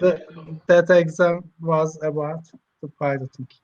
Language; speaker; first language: English; non-native, learner; Turkish